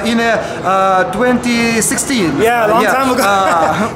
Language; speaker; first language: English; non-native, learner; Russian